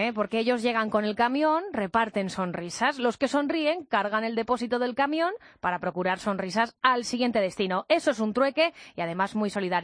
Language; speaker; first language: Spanish; native; Spanish